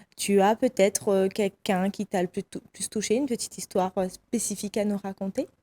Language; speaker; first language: French; native; French